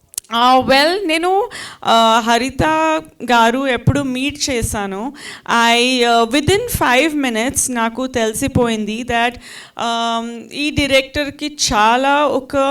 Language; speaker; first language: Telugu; non-native, fluent; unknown